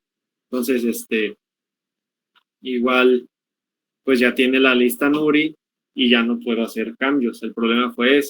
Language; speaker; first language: Spanish; native; Spanish